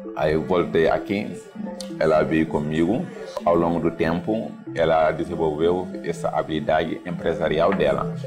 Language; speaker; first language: Portuguese; non-native, fluent; Wolof